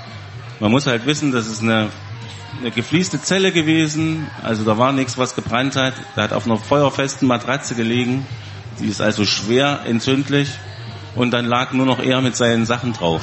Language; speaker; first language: German; native; German